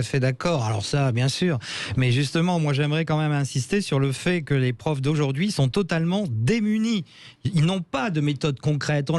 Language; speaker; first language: French; native; French